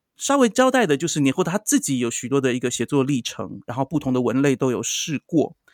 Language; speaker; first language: Chinese; native; Chinese